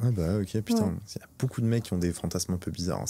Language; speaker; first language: French; native; French